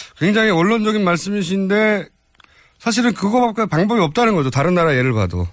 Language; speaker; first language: Korean; native; Korean